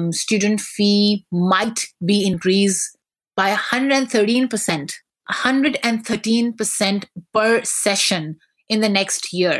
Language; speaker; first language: English; non-native, local second language; Pashto